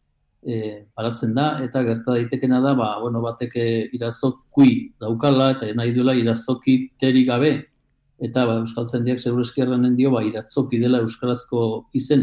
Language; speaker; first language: Basque; native; Basque